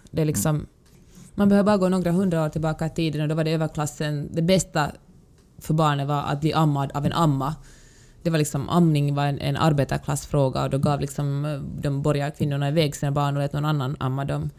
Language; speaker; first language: Swedish; native; Swedish